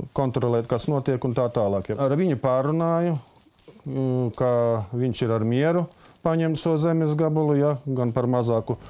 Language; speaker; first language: Latvian; native; Latvian